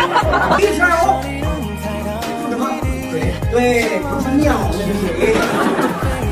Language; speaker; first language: Chinese; native; Chinese